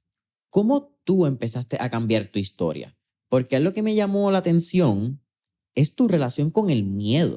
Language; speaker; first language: Spanish; native; Spanish